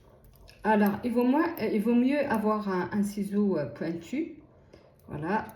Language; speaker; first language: French; native; French